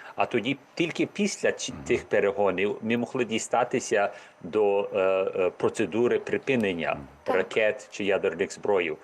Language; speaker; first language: Ukrainian; early bilingual, heritage; Ukrainian